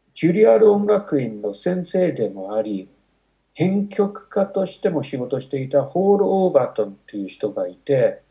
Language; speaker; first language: Japanese; non-native, fluent; English